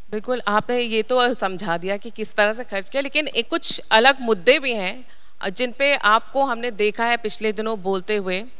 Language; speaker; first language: Hindi; native; Hindi